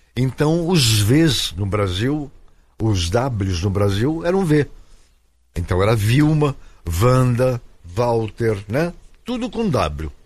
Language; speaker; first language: Portuguese; native; Portuguese